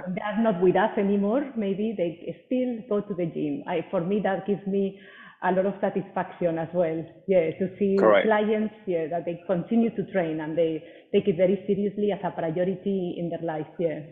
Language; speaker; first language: English; non-native, fluent; Spanish